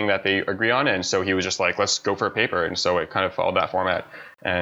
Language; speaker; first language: English; native; English